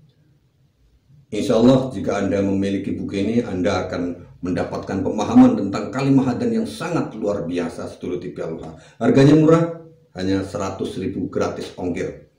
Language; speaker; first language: Indonesian; native; Indonesian